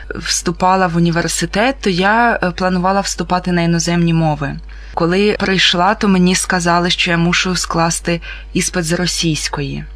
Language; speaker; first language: Ukrainian; non-native, local second language; Russian